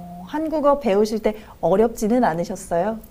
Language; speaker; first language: Korean; native; Korean